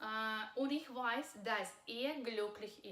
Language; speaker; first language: German; non-native, fluent; Russian